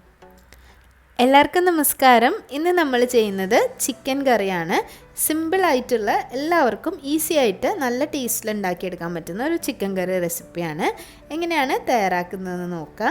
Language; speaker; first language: Malayalam; native; Malayalam